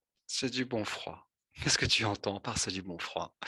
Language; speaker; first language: French; native; French